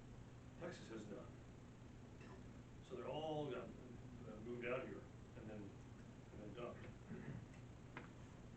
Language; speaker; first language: English; native; English